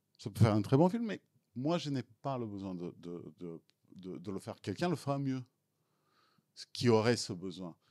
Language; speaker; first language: French; non-native, fluent; Serbian